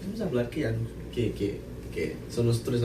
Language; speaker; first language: Spanish; non-native, fluent; Portuguese